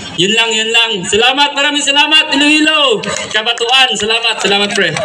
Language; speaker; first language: Filipino; non-native, local second language; Cebuano